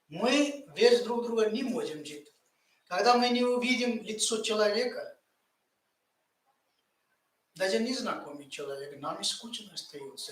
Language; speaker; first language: Russian; non-native, fluent; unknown